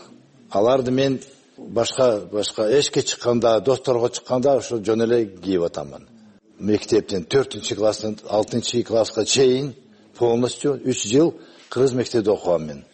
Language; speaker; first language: Kyrgyz; non-native, local second language; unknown